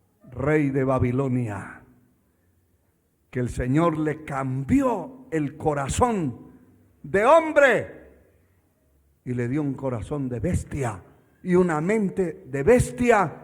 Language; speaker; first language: Spanish; native; Spanish